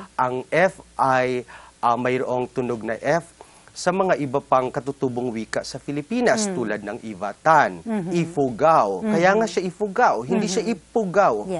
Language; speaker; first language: Filipino; non-native, local second language; Waray